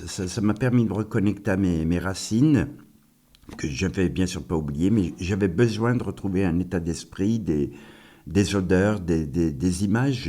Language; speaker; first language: French; non-native, local second language; Kabyle